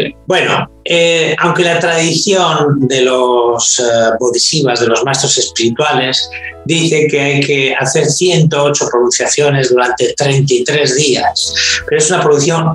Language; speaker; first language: Spanish; native; Spanish